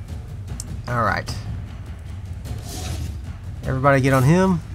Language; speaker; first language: English; native; English